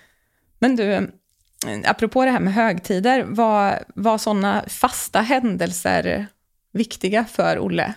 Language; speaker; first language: Swedish; native; Swedish